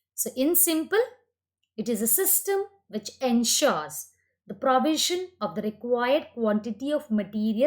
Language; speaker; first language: English; non-native, local second language; Kannada